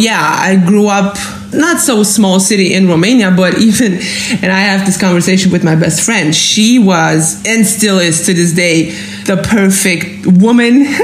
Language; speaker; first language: English; non-native, fluent; German